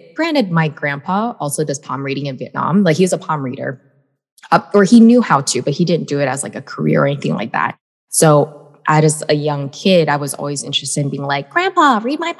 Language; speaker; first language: English; native; English